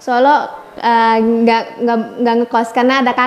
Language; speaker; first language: Indonesian; native; Indonesian